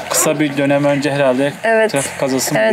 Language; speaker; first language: Turkish; native; Turkish